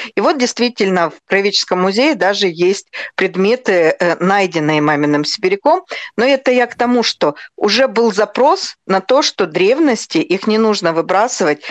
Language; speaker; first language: Russian; native; Russian